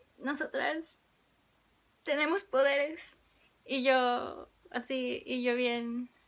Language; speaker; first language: Spanish; early bilingual, other home language; Korean